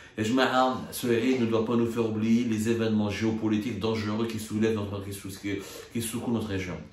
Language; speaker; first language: French; non-native, local second language; Arabic